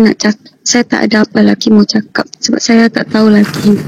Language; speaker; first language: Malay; non-native, local second language; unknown